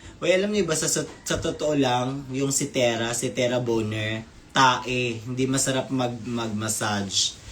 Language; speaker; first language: Filipino; non-native, local second language; Cebuano